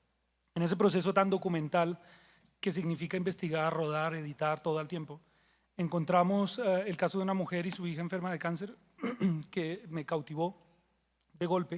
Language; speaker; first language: Spanish; native; Spanish